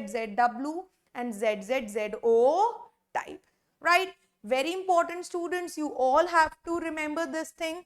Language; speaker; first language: English; non-native, local second language; Hindi